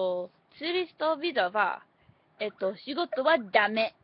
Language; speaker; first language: Japanese; non-native, learner; English